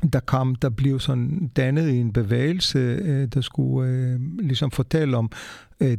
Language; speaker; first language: Danish; non-native, fluent; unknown